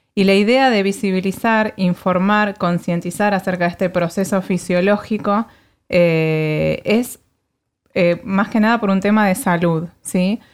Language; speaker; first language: Spanish; native; Spanish